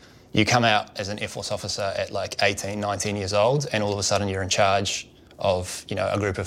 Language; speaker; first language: English; native; English